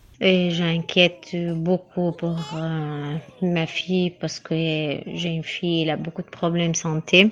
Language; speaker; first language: French; non-native, learner; Arabic